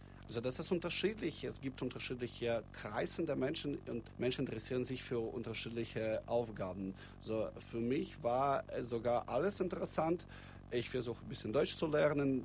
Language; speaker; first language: German; non-native, fluent; Russian